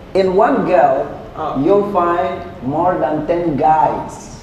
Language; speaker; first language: English; non-native, fluent; Portuguese